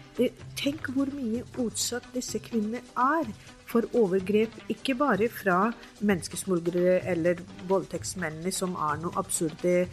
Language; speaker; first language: Norwegian; non-native, fluent; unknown